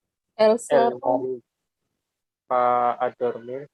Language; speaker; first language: French; non-native, learner; Indonesian